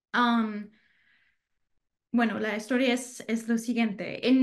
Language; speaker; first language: Spanish; non-native, learner; English